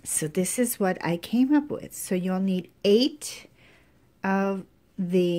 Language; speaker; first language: English; native; English